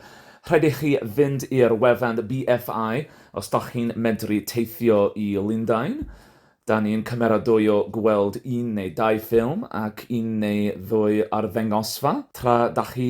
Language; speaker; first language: Welsh; non-native, fluent; English